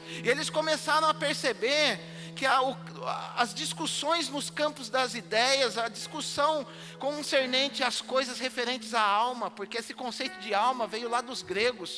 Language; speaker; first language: Portuguese; native; Portuguese